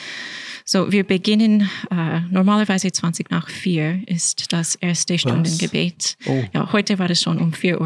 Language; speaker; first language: German; non-native, fluent; English